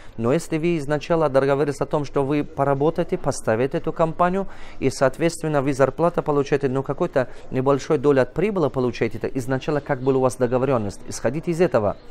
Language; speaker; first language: Russian; non-native, local second language; Tajik